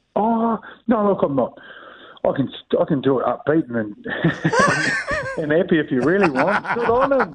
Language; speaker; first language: English; native; English